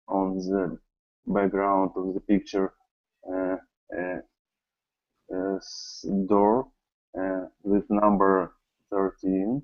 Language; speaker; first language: English; non-native, learner; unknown